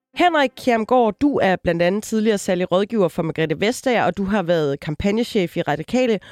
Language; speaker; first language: Danish; native; Danish